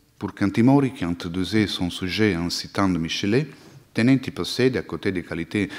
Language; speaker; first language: French; non-native, fluent; Italian